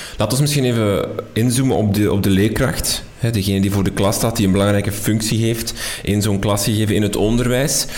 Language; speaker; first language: Dutch; native; Dutch